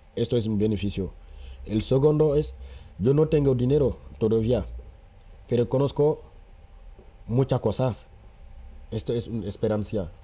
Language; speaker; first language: Spanish; non-native, fluent; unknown